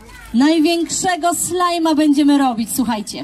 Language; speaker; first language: Polish; native; Polish